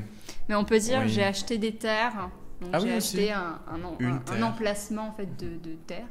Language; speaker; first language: French; native; French